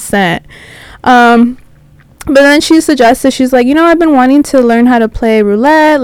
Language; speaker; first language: English; early bilingual, other home language; Spanish